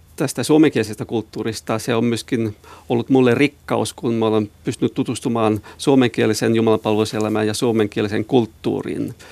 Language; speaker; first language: Finnish; non-native, local second language; Swedish